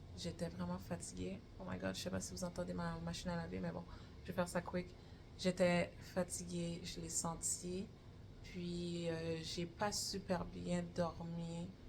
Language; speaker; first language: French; native; French